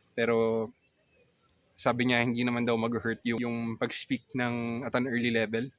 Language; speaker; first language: Filipino; native; Filipino